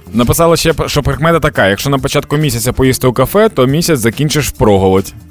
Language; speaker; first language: Ukrainian; non-native, local second language; Russian